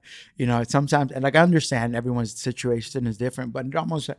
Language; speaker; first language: English; early bilingual, other home language; Spanish